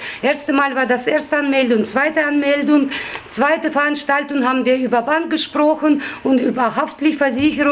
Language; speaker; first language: German; non-native, fluent; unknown